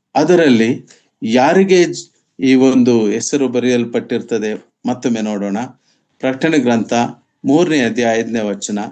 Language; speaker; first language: Kannada; non-native, local second language; Telugu